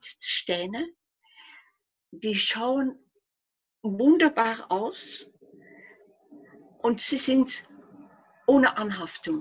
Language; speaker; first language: German; non-native, fluent; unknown